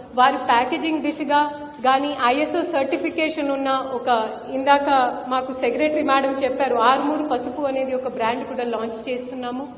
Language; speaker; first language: Telugu; non-native, fluent; Hindi